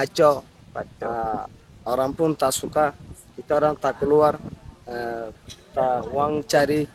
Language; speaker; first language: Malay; non-native, learner; Rohingya